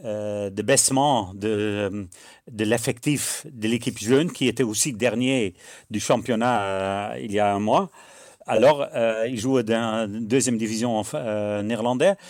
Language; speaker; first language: French; non-native, fluent; Dutch